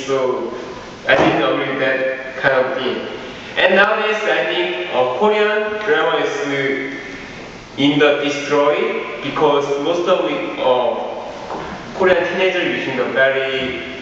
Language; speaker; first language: English; non-native, learner; Korean